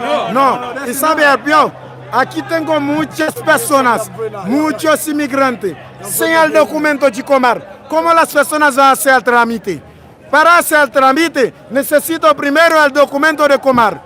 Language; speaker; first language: Spanish; non-native, learner; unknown